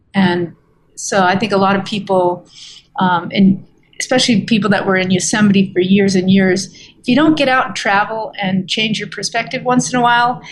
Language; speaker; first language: English; native; English